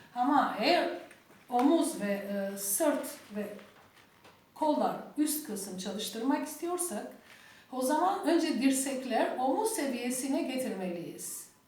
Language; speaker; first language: Turkish; non-native, learner; Albanian